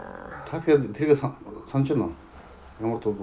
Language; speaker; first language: Mongolian; native; Mongolian